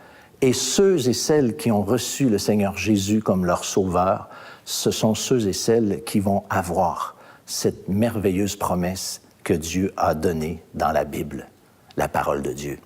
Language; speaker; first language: French; native; French